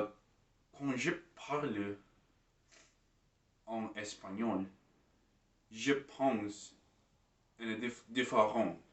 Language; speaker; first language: French; non-native, learner; English